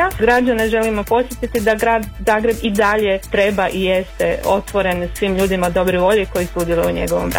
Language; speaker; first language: Croatian; native; Croatian